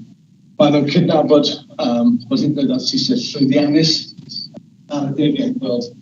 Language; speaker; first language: Welsh; native; Welsh